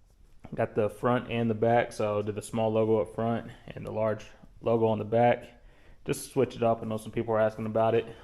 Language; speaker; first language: English; native; English